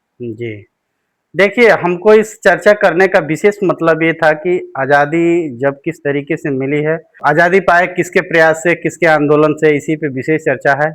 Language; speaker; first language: Hindi; native; Hindi